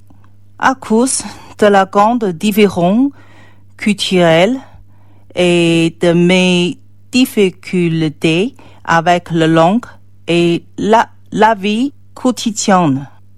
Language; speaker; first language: French; non-native, learner; Chinese